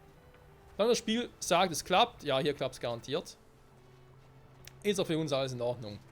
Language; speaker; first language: German; native; German